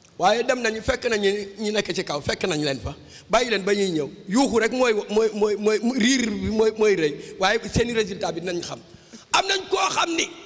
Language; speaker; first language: Wolof; native; Wolof